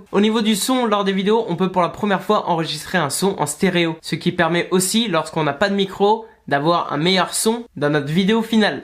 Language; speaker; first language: French; native; French